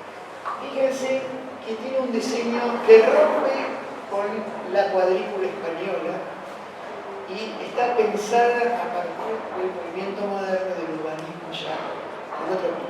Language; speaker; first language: Spanish; native; Spanish